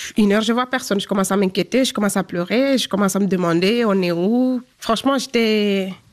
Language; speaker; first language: French; non-native, local second language; Fula